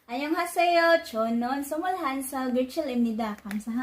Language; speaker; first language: Korean; non-native, learner; Cebuano